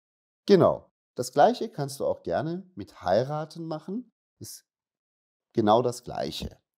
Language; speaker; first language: German; non-native, fluent; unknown